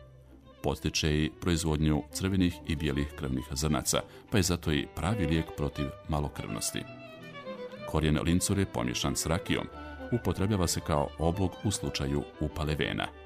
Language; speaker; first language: Croatian; native; Croatian